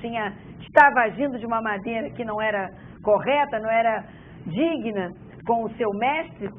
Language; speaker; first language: Portuguese; native; Portuguese